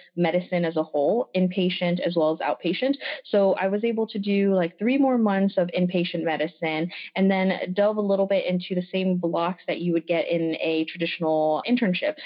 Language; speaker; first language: English; early bilingual, other home language; French